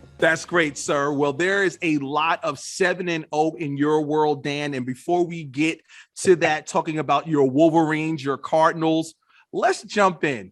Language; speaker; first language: English; native; English